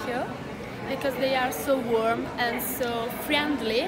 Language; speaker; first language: English; non-native, learner; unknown